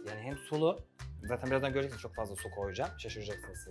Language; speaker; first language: Turkish; native; Turkish